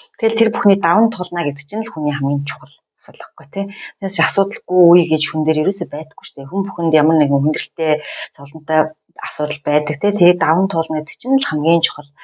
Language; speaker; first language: Mongolian; native; Mongolian